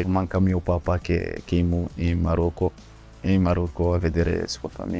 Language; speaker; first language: Italian; non-native, fluent; French